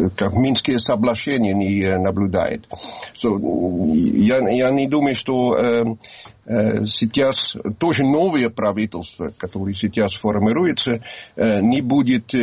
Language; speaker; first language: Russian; non-native, learner; Dutch